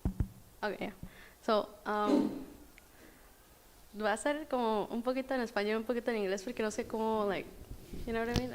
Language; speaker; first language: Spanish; early bilingual, heritage; Spanish